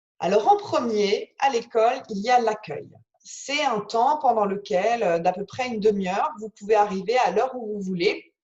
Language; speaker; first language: French; native; French